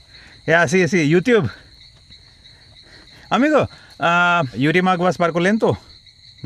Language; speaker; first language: Spanish; non-native, learner; Hindi